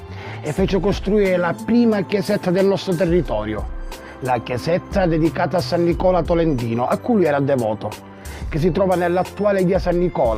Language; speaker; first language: Italian; native; Italian